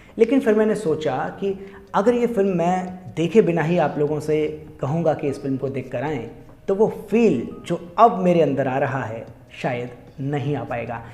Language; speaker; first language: Hindi; native; Hindi